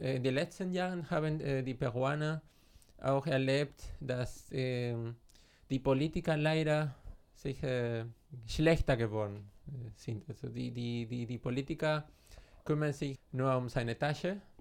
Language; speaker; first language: German; non-native, fluent; Spanish